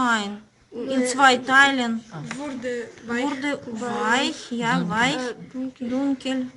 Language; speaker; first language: German; non-native, fluent; Russian